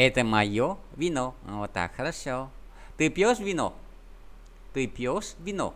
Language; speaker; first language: Russian; non-native, fluent; Vietnamese